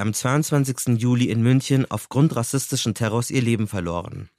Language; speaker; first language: German; native; German